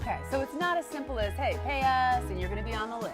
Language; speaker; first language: English; native; English